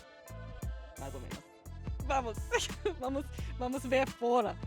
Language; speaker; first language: Portuguese; non-native, learner; English